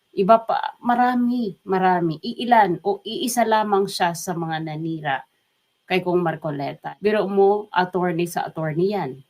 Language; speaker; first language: Filipino; non-native, local second language; Waray